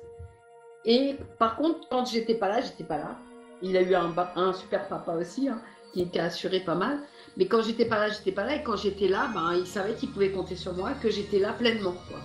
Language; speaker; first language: French; native; French